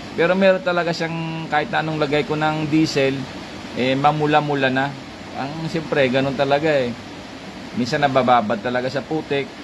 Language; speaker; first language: Filipino; non-native, local second language; Hiligaynon